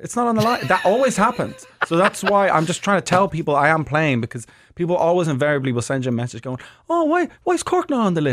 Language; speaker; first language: English; native; English